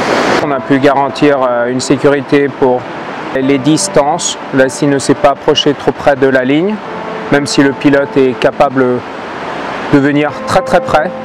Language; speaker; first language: French; early bilingual, heritage; Finnish